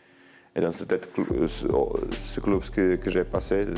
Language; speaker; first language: French; non-native, learner; Portuguese